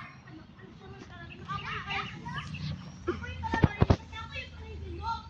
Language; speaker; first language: Filipino; non-native, local second language; Cebuano